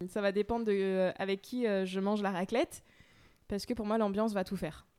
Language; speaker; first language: French; native; French